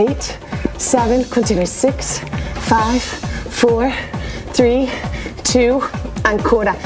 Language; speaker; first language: Italian; non-native, fluent; English